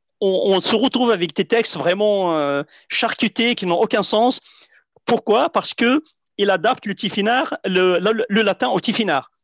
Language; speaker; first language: French; non-native, local second language; Central Atlas Tamazight